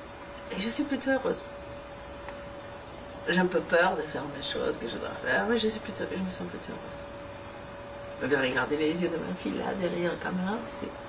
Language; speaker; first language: French; non-native, fluent; Spanish